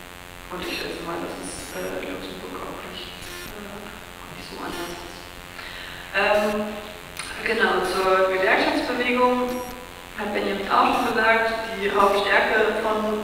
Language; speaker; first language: German; native; German